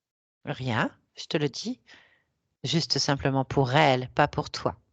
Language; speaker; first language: French; native; French